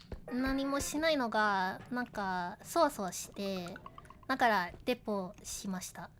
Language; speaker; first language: Japanese; non-native, learner; English